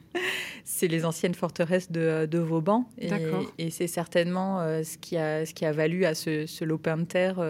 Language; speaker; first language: French; native; French